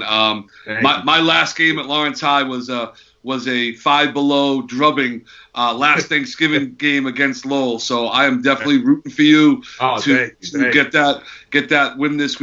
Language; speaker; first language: English; native; English